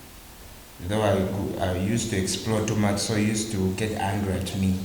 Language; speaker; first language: English; non-native, local second language; Bemba